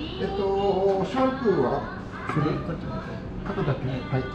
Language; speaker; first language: Japanese; non-native, learner; Nepali